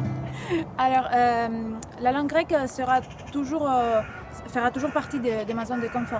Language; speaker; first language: French; non-native, fluent; Greek